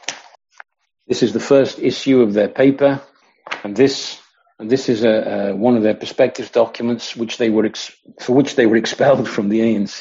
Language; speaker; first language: English; native; English